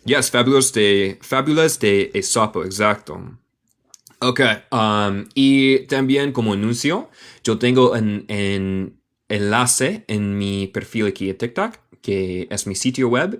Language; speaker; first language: Spanish; non-native, learner; English